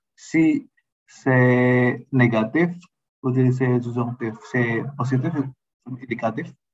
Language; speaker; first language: French; non-native, learner; Indonesian